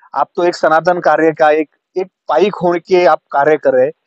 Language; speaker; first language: Hindi; non-native, local second language; Marathi